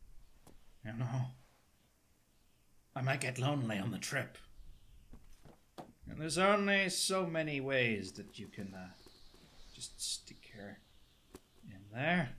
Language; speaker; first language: English; native; English